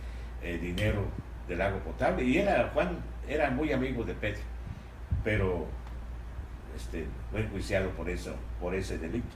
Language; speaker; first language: Spanish; native; Spanish